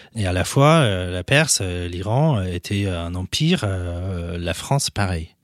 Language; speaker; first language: French; non-native, fluent; Persian